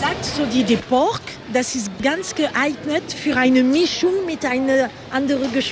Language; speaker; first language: German; non-native, learner; French